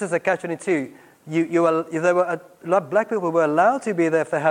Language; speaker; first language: English; non-native, local second language; Afrikaans